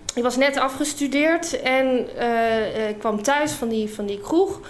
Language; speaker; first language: Dutch; non-native, fluent; English